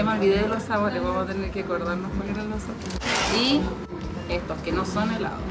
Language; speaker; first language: Spanish; native; Spanish